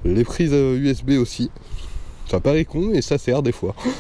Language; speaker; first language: French; native; French